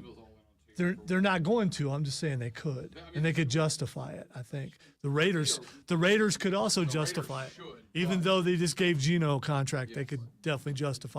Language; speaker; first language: English; native; English